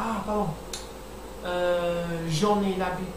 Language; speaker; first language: French; non-native, learner; English